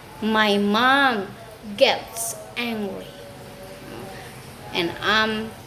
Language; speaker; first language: English; non-native, fluent; Indonesian